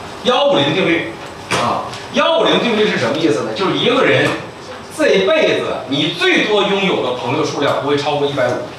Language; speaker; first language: Chinese; native; Chinese